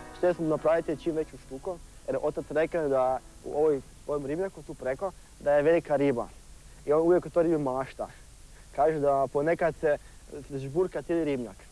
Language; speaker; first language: Bosnian; early bilingual, heritage; Bosnian